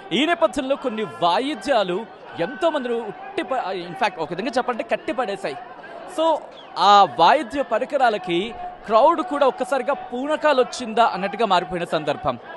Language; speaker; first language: Telugu; native; Telugu